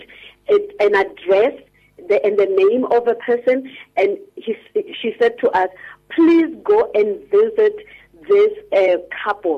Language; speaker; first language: English; non-native, local second language; Tswana